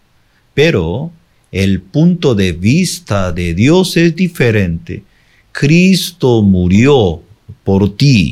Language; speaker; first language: Spanish; non-native, fluent; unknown